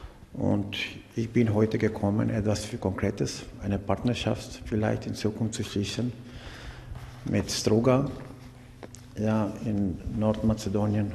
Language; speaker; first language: German; non-native, learner; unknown